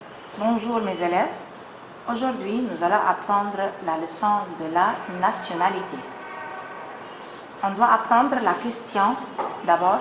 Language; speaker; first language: French; non-native, fluent; Arabic